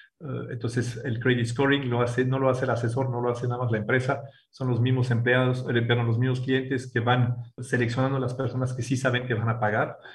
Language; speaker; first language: Spanish; non-native, fluent; French